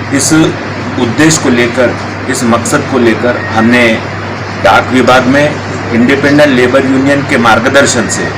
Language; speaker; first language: Hindi; non-native, local second language; Marathi